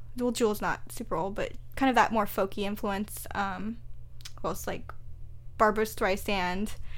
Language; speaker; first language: English; native; English